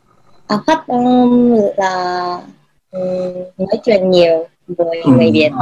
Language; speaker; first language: Vietnamese; non-native, learner; Japanese